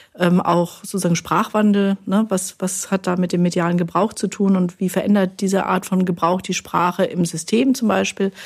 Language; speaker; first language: German; native; German